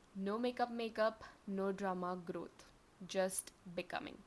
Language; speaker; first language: English; non-native, local second language; Marathi